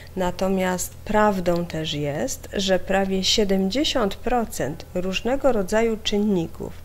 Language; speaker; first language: Polish; native; Polish